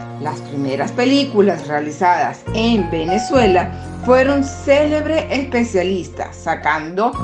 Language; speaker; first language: Spanish; native; Spanish